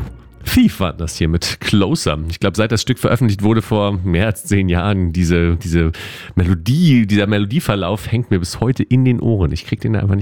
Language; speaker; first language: German; native; German